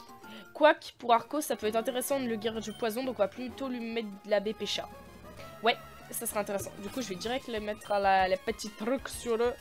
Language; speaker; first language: French; native; French